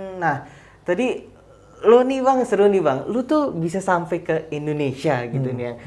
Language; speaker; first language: Indonesian; native; Indonesian